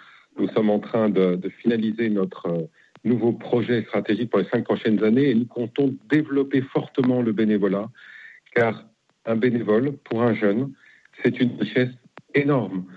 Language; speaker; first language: French; native; French